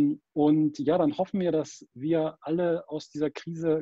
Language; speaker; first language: German; native; German